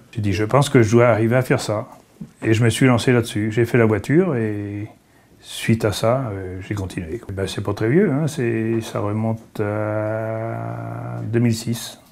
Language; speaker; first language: French; native; French